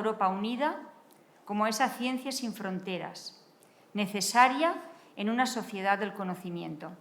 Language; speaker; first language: Spanish; native; Spanish